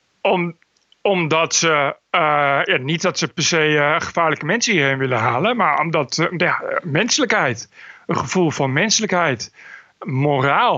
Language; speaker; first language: Dutch; native; Dutch